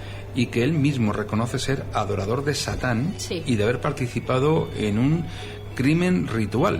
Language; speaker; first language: Spanish; native; Spanish